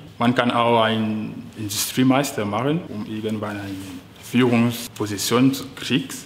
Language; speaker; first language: German; non-native, fluent; French